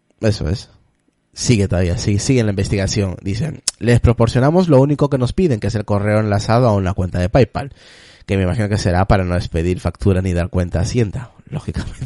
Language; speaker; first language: Spanish; native; Spanish